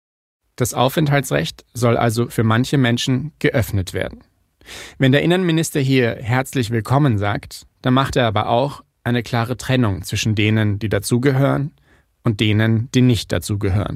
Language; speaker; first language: German; native; German